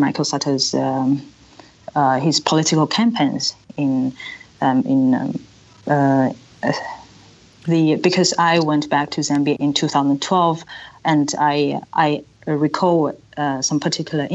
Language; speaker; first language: English; non-native, local second language; Chinese